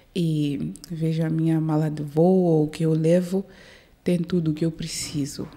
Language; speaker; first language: Portuguese; early bilingual, heritage; Portuguese